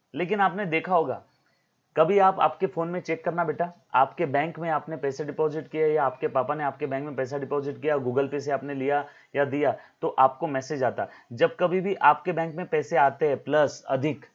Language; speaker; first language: Hindi; non-native, local second language; Marathi